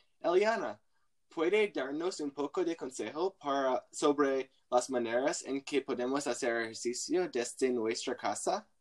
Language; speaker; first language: Spanish; non-native, learner; English